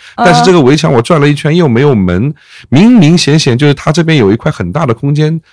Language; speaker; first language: Chinese; native; Chinese